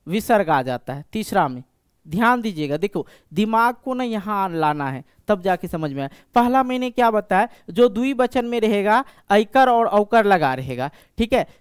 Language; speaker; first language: Hindi; native; Hindi